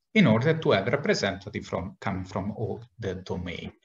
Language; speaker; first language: English; non-native, fluent; Italian